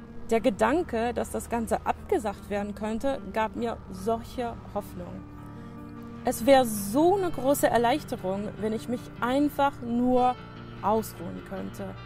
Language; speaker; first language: German; non-native, fluent; English